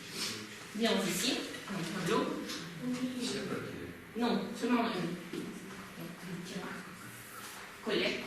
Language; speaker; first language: French; non-native, fluent; Russian